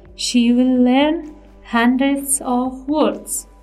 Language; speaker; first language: English; non-native, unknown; Persian